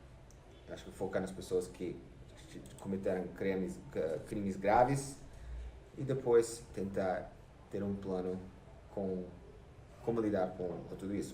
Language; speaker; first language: Portuguese; non-native, fluent; English